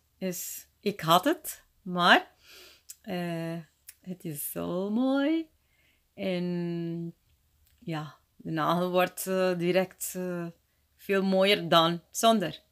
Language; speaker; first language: Dutch; non-native, fluent; Spanish